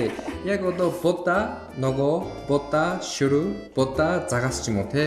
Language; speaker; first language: Mongolian; non-native, fluent; Japanese